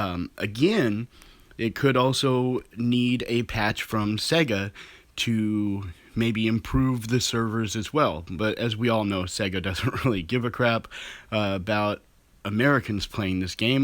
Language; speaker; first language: English; native; English